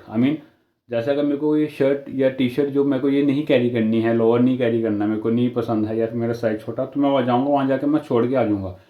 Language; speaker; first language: Hindi; native; Hindi